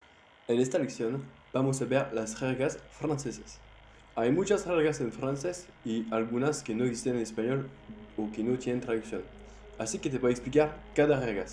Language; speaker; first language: Spanish; non-native, fluent; French